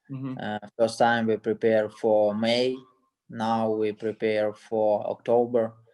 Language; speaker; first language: English; non-native, learner; Russian